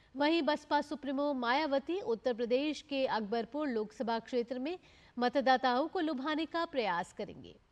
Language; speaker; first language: Hindi; native; Hindi